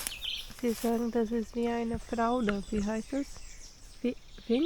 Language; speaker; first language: German; non-native, fluent; Portuguese